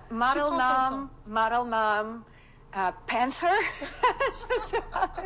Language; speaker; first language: French; non-native, learner; Russian